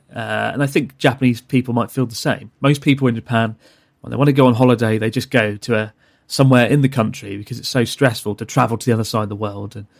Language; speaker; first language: English; native; English